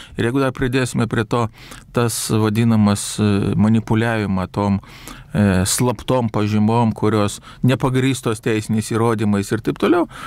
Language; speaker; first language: Lithuanian; native; Lithuanian